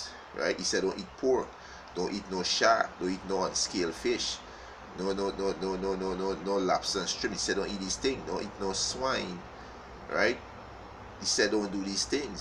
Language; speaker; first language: English; native; English